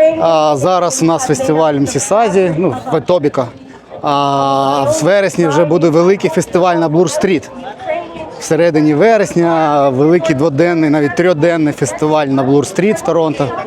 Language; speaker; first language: Ukrainian; native; Ukrainian